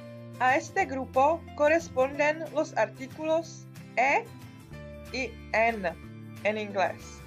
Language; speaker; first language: Spanish; non-native, fluent; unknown